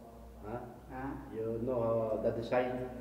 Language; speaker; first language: English; non-native, local second language; Filipino